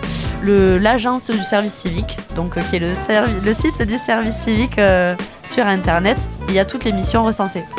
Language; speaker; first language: French; native; French